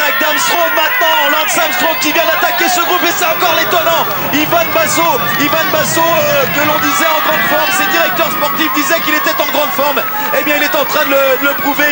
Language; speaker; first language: French; native; French